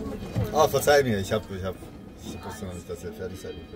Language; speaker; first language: German; native; German